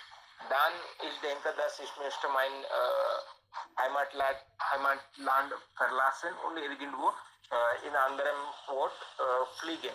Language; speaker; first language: German; non-native, learner; Hindi